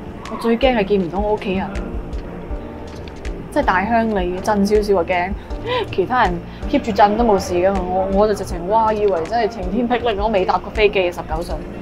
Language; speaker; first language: Cantonese; early bilingual, heritage; Cantonese